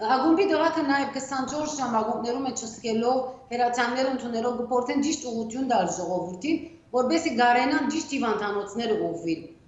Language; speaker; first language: Armenian; early bilingual, heritage; Armenian